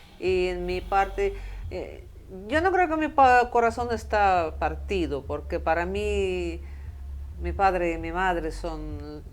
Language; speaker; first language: Spanish; non-native, fluent; Russian